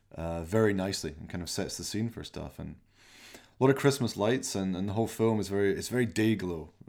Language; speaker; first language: English; native; English